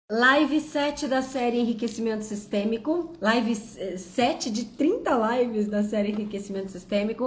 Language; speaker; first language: Portuguese; native; Portuguese